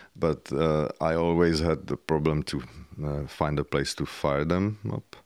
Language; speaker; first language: English; non-native, fluent; Czech